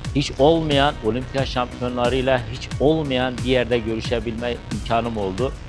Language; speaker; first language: Turkish; native; Turkish